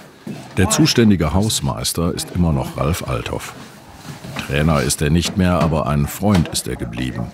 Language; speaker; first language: German; native; German